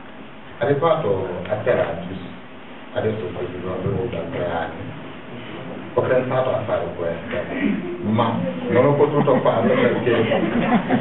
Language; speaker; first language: Italian; non-native, fluent; Wolof